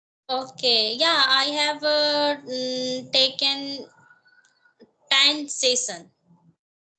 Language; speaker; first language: English; non-native, learner; Hindi